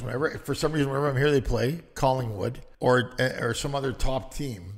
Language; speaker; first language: English; early bilingual, other home language; Greek